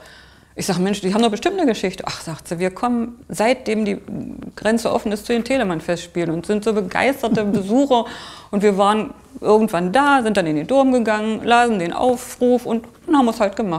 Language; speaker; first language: German; native; German